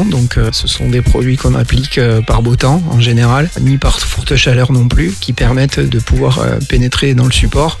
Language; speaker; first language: French; native; French